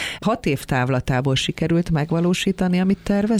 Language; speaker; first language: Hungarian; native; Hungarian